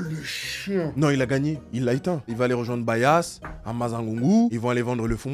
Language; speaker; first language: French; native; French